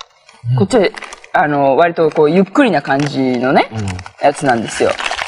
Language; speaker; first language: Japanese; native; Japanese